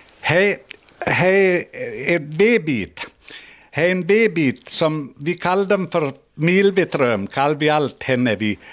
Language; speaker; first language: Swedish; native; Swedish